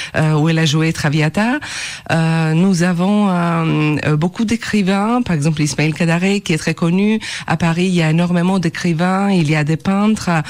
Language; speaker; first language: French; non-native, fluent; Albanian